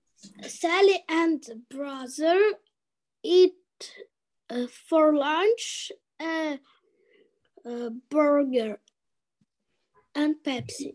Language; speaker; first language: English; non-native, learner; Russian